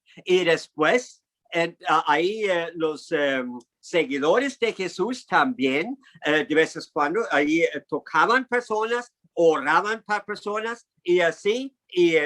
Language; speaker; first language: Spanish; non-native, fluent; English